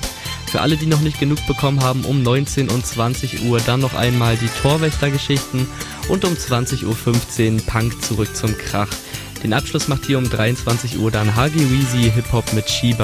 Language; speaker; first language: German; native; German